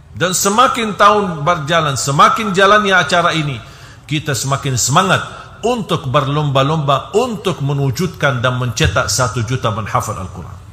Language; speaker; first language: Indonesian; non-native, fluent; Arabic